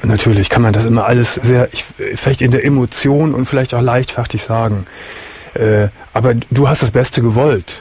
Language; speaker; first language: German; native; German